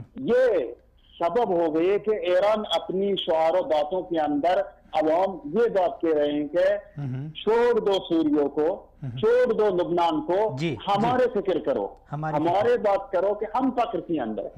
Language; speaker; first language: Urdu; non-native, learner; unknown